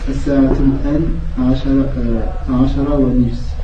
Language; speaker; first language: Arabic; non-native, learner; French